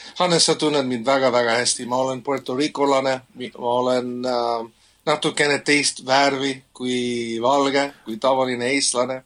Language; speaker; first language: Estonian; non-native, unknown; English